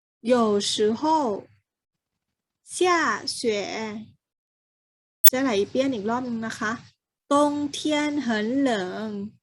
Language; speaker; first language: Chinese; non-native, fluent; Thai